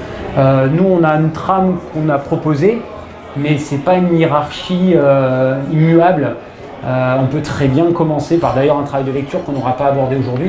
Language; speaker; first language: French; native; French